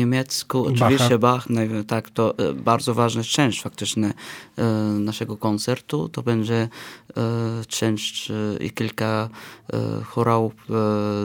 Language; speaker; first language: Polish; non-native, fluent; Arabic